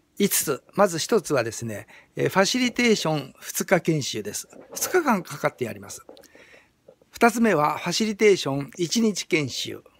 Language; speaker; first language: Japanese; native; Japanese